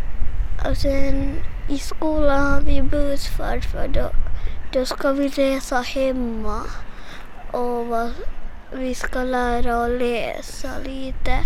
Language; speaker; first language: Swedish; early bilingual, other home language; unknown